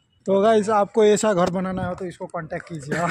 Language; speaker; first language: Hindi; non-native, local second language; Nepali